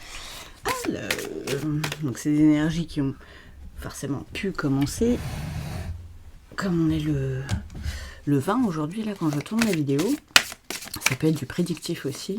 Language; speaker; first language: French; native; French